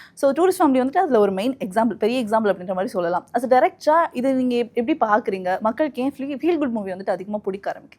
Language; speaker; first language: Tamil; native; Tamil